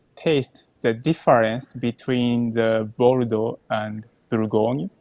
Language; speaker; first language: English; non-native, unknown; Japanese